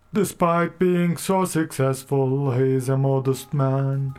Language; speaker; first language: English; non-native, fluent; Turkish